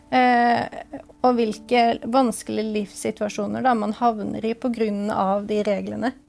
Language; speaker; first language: Norwegian; native; Norwegian